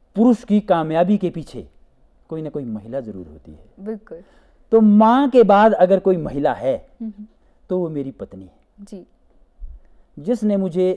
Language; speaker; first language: Hindi; native; Hindi